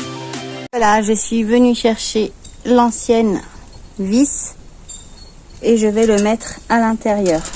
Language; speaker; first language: French; native; French